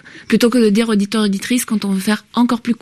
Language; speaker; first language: French; native; French